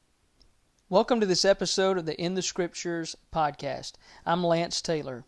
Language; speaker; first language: English; native; English